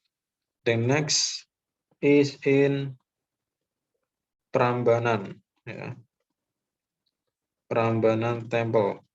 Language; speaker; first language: English; non-native, local second language; Indonesian